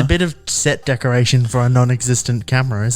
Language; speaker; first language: English; native; English